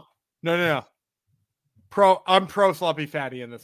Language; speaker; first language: English; native; English